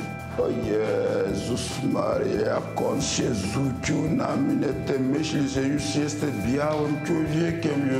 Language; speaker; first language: Polish; non-native, fluent; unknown